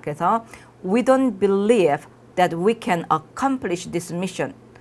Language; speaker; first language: English; non-native, fluent; Korean